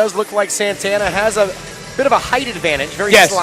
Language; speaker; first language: English; native; English